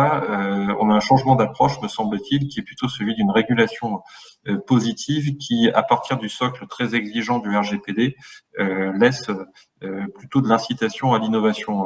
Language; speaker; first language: French; native; French